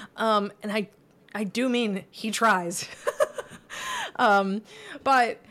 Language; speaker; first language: English; native; English